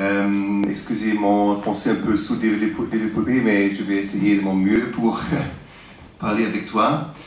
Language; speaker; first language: French; non-native, fluent; German